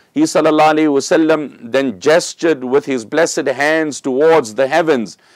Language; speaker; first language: English; native; English